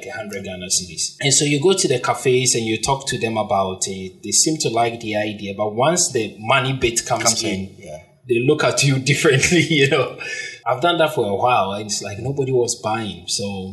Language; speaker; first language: English; non-native, local second language; Akan